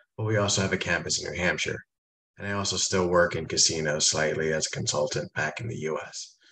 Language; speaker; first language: English; native; English